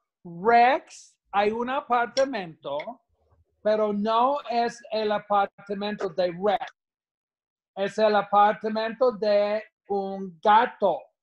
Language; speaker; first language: Spanish; non-native, fluent; English